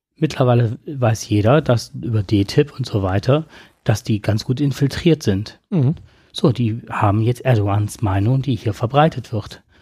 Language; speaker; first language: German; native; German